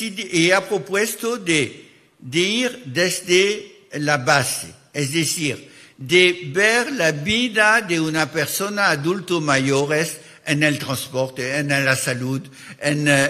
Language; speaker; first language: Spanish; non-native, fluent; French